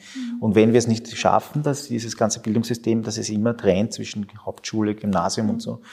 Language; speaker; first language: German; early bilingual, other home language; Spanish